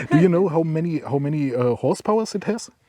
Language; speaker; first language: English; non-native, fluent; German